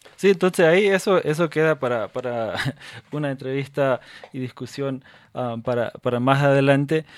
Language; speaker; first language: Spanish; non-native, fluent; English